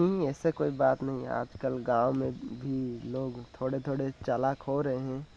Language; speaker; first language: Hindi; non-native, local second language; Odia